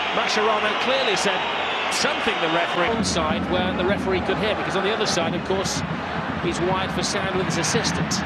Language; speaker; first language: English; native; English